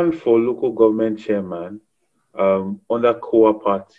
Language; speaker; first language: English; non-native, local second language; Yoruba